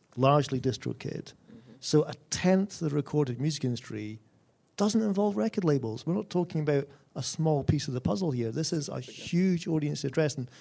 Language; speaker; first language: English; native; English